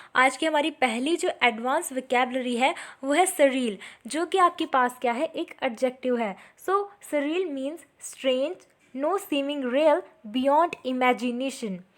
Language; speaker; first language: Hindi; native; Hindi